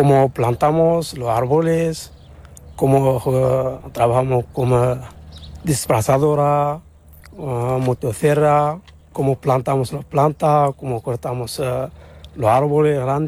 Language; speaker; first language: Spanish; non-native, learner; Arabic